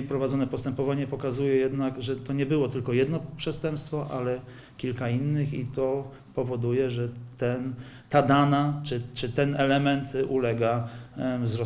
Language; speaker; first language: Polish; native; Polish